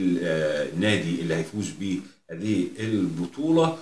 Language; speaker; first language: Arabic; native; Arabic